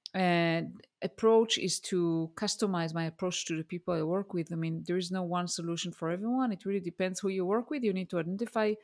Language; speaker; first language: English; non-native, fluent; Hebrew